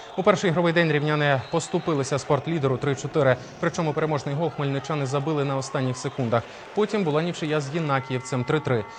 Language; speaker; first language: Ukrainian; native; Ukrainian